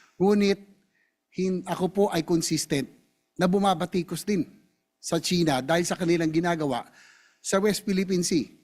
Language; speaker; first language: Filipino; native; Filipino